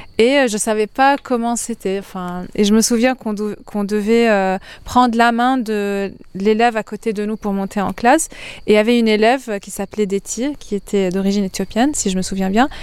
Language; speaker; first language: French; non-native, local second language; Arabic